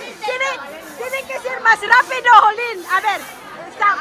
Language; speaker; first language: Spanish; non-native, fluent; Filipino